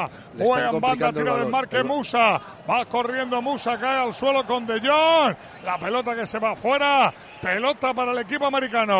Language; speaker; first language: Spanish; native; Spanish